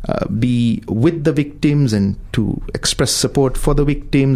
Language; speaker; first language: English; non-native, local second language; Sinhala